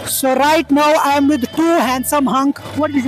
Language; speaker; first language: English; non-native, learner; Hindi